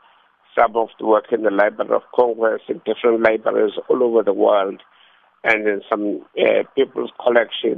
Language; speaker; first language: English; non-native, local second language; Xhosa